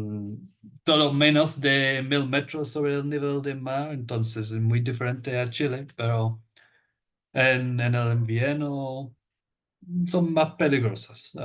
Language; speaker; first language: Spanish; non-native, fluent; English